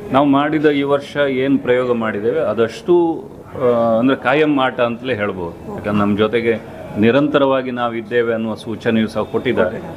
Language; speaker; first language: Kannada; native; Kannada